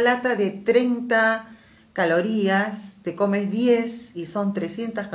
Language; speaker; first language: Spanish; native; Spanish